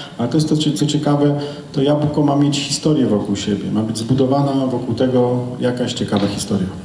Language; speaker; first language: Polish; native; Polish